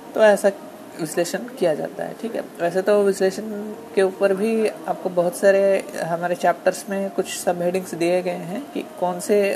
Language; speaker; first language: Hindi; non-native, local second language; Telugu